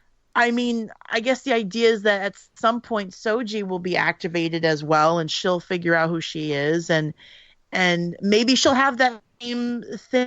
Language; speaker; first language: English; native; English